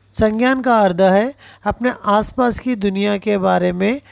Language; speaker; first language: Hindi; non-native, local second language; Telugu